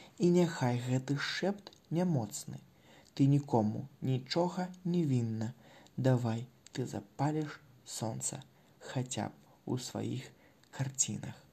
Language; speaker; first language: Belarusian; non-native, local second language; Russian